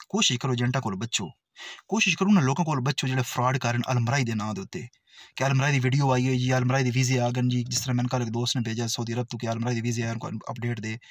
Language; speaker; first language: Urdu; non-native, local second language; Punjabi